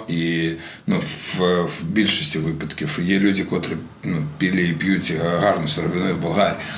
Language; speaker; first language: Ukrainian; non-native, local second language; Russian